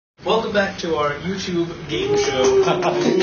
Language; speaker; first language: English; native; English